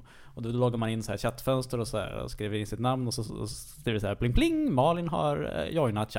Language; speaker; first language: Swedish; native; Swedish